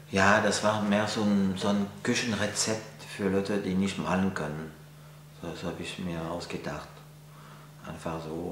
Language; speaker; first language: German; non-native, fluent; French